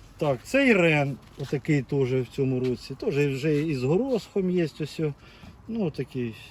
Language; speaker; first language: Ukrainian; non-native, local second language; Russian